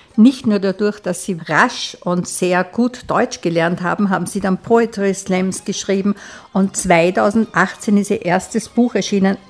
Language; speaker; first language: German; native; German